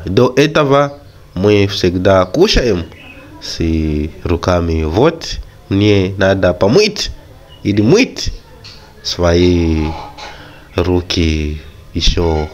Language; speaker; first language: Russian; non-native, fluent; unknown